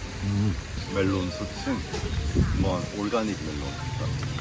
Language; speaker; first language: Thai; non-native, learner; Korean